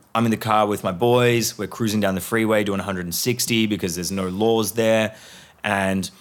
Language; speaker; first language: English; early bilingual, other home language; Sindhi